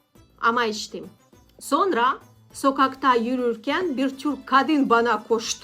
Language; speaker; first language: Turkish; non-native, learner; Russian